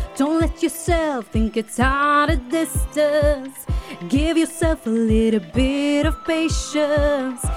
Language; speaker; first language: English; early bilingual, other home language; Romanian